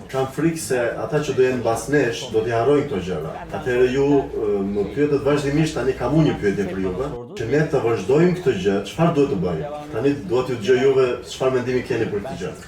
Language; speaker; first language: Albanian; early bilingual, heritage; Albanian